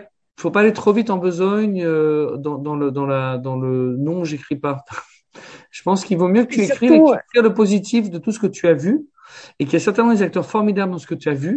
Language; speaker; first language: French; native; French